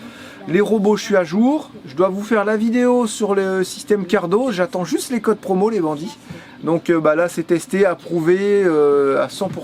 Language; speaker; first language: French; native; French